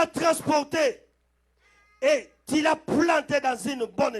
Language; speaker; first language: French; non-native, local second language; Lingala